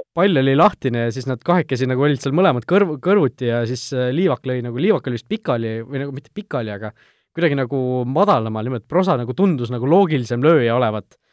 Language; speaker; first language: Estonian; native; Estonian